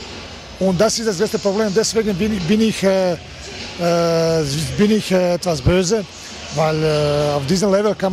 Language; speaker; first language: German; non-native, fluent; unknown